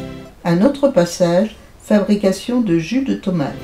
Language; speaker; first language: French; native; French